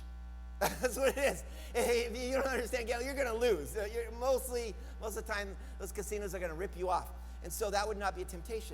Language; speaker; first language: English; native; English